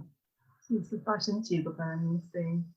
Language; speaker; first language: Portuguese; non-native, learner; English